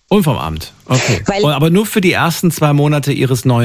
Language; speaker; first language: German; native; German